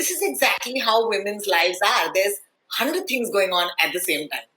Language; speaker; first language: English; non-native, local second language; Hindi